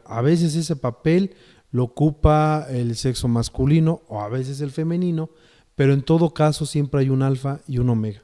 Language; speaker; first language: Spanish; native; Spanish